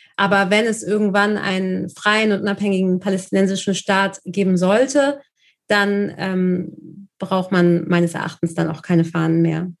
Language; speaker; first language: German; native; German